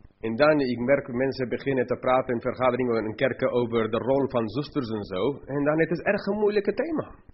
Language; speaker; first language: Dutch; non-native, fluent; English